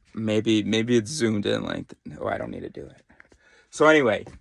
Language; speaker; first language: English; native; English